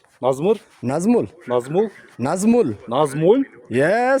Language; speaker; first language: Russian; non-native, learner; Bangla